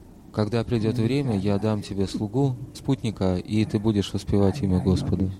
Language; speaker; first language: Russian; native; Russian